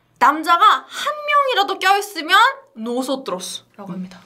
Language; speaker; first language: Korean; native; Korean